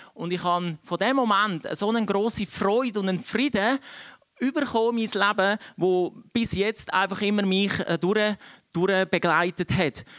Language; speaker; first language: German; early bilingual, other home language; Czech